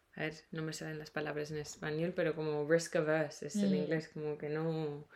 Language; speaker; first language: Spanish; non-native, fluent; English